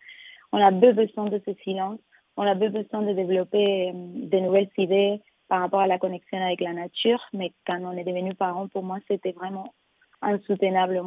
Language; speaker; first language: French; non-native, fluent; Spanish